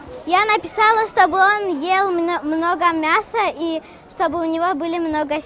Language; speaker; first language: Russian; non-native, local second language; Tajik